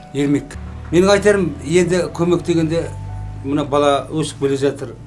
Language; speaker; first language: Kazakh; early bilingual, heritage; Kazakh